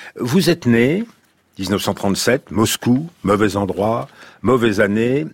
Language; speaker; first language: French; native; French